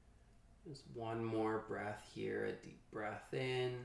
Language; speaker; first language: English; native; English